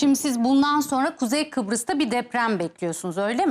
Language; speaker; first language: Turkish; native; Turkish